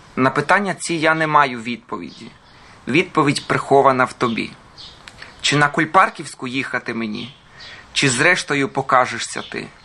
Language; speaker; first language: Ukrainian; early bilingual, heritage; Croatian